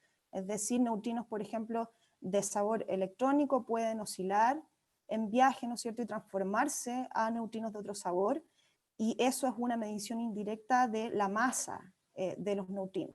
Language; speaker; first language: Spanish; native; Spanish